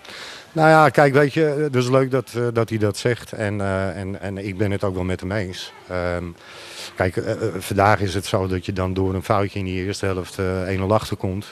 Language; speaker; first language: Dutch; native; Dutch